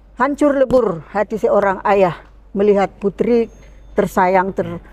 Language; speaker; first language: Indonesian; native; Indonesian